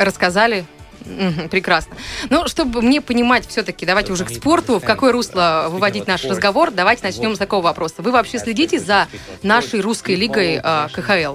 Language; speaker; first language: Russian; native; Russian